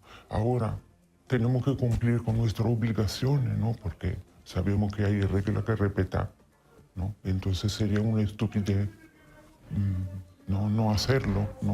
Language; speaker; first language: Spanish; non-native, fluent; Italian